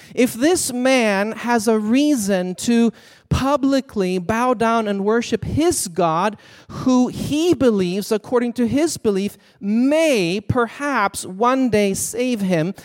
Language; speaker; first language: English; non-native, fluent; Swedish